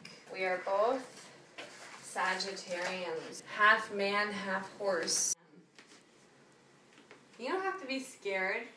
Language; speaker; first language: English; native; English